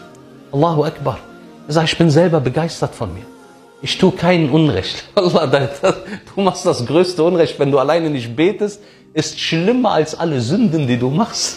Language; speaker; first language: German; early bilingual, other home language; Arabic